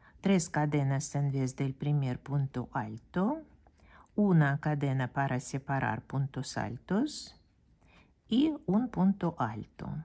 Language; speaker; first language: Spanish; non-native, fluent; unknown